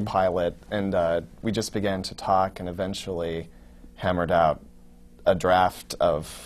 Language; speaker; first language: English; native; English